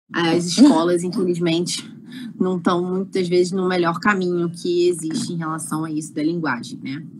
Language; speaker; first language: Portuguese; native; Portuguese